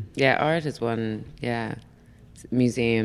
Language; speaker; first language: English; native; English